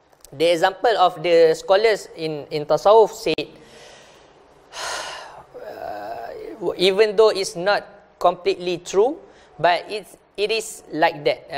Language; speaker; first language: English; non-native, local second language; Malay